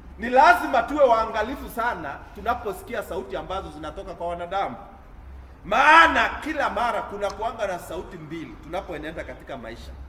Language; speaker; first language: Swahili; non-native, local second language; Kalenjin